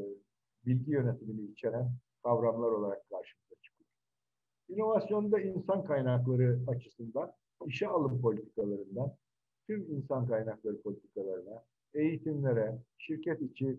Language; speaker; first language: Turkish; native; Turkish